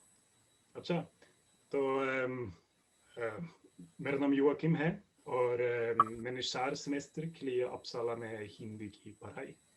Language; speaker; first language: Hindi; non-native, learner; Swedish